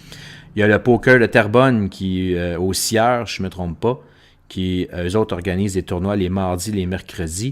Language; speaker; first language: French; native; French